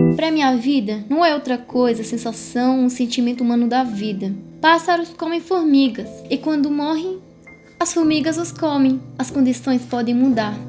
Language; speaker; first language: Portuguese; non-native, fluent; Arabic